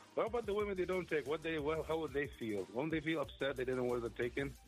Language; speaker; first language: English; non-native, fluent; Arabic